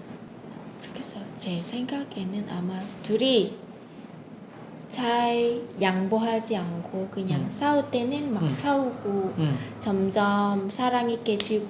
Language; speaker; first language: Korean; non-native, fluent; Vietnamese